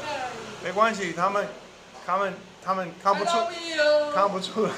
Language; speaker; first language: Chinese; non-native, learner; English